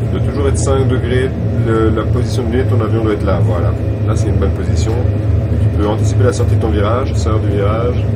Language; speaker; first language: French; native; French